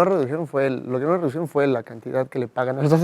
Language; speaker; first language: Spanish; native; Spanish